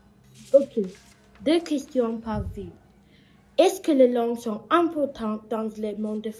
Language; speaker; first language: French; non-native, learner; English